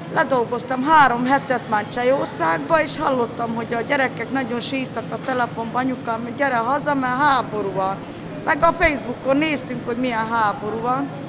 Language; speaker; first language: Hungarian; native; Hungarian